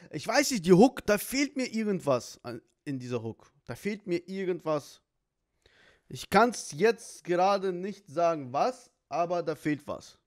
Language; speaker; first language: German; native; German